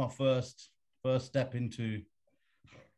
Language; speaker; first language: English; native; English